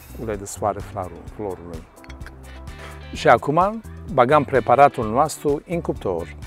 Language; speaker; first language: Romanian; non-native, learner; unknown